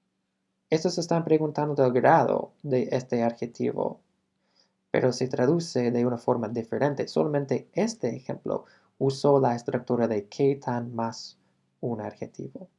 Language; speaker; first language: Spanish; non-native, fluent; English